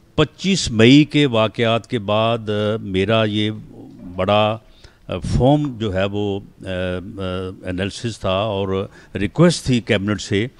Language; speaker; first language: Urdu; non-native, local second language; Punjabi